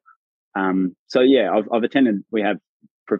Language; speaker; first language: English; native; English